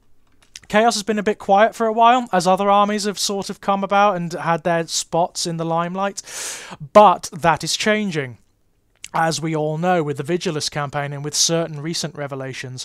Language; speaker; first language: English; native; English